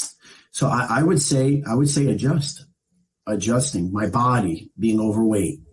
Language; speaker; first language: English; native; English